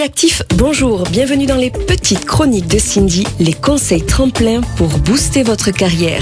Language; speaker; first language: French; native; French